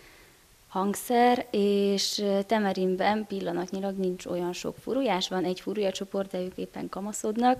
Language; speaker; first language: Hungarian; native; Hungarian